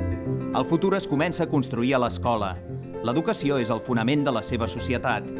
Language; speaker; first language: Catalan; native; Catalan